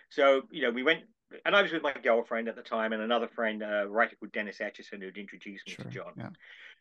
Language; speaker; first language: English; native; English